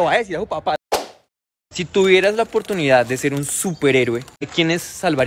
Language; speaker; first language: Spanish; native; Spanish